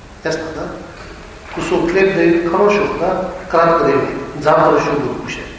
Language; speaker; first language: Russian; non-native, learner; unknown